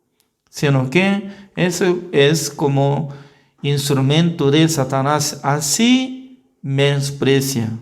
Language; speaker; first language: Spanish; non-native, learner; Korean